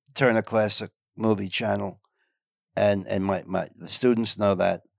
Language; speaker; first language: English; native; English